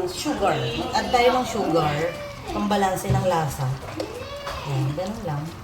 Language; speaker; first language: Filipino; non-native, local second language; Bikol